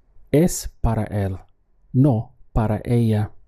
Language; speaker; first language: Spanish; non-native, fluent; English